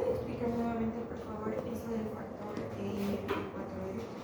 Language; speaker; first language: Spanish; native; Spanish